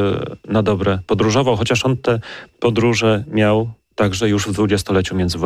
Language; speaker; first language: Polish; native; Polish